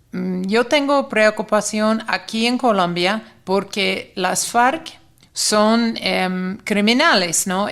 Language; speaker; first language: Spanish; non-native, fluent; English